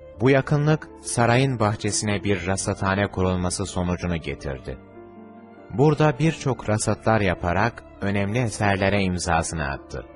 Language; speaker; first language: Turkish; native; Turkish